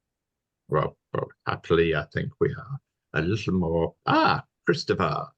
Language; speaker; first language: English; native; English